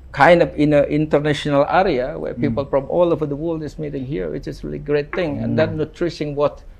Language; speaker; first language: English; non-native, fluent; Indonesian